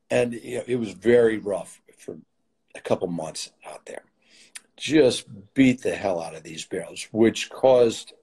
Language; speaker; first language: English; native; English